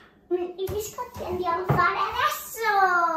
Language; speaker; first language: Italian; early bilingual, heritage; Italian